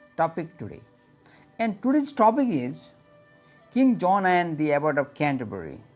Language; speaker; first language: English; non-native, local second language; Nepali